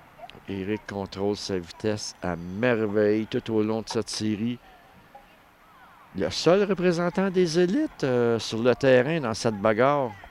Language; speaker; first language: French; native; French